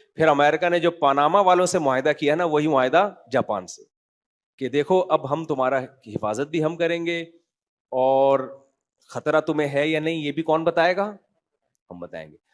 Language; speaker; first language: Urdu; native; Urdu